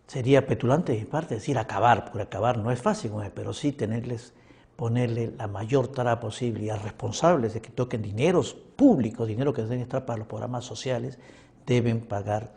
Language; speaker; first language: Spanish; native; Spanish